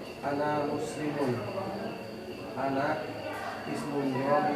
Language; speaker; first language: Arabic; non-native, learner; Indonesian